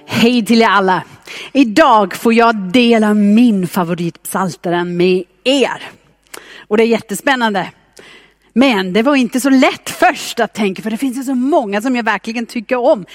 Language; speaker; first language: Swedish; non-native, fluent; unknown